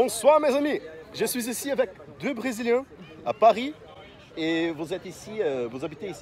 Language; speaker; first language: French; non-native, fluent; Portuguese